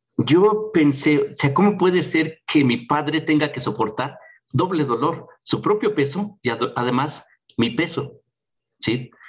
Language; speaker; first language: Spanish; native; Spanish